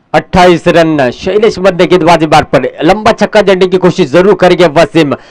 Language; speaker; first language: Hindi; non-native, local second language; Marathi